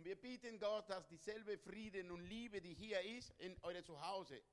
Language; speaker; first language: German; non-native, learner; Spanish